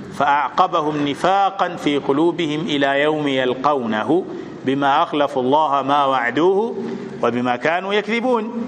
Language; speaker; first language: Swahili; native; Swahili